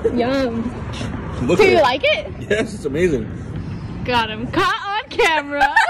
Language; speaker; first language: English; native; English